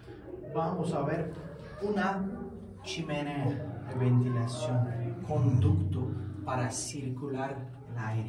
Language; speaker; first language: Spanish; non-native, fluent; Turkish